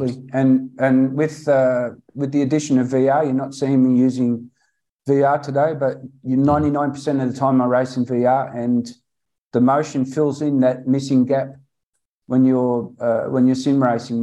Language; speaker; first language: English; native; English